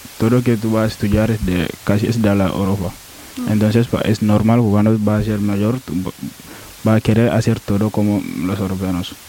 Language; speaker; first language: Spanish; non-native, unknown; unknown